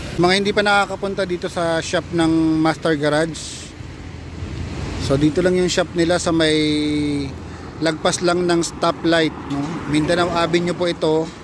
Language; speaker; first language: Filipino; non-native, local second language; Bikol